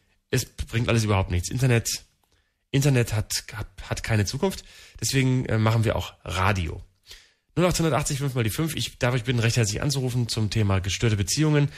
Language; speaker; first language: German; native; German